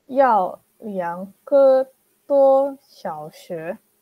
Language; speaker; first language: Chinese; non-native, learner; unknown